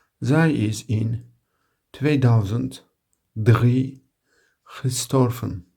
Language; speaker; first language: Dutch; non-native, learner; Turkish